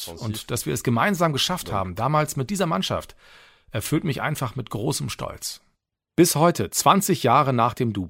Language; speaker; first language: German; native; German